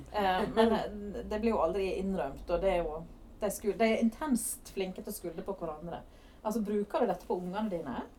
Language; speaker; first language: Norwegian; native; Norwegian